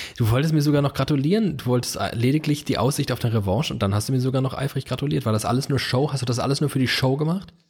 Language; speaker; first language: German; native; German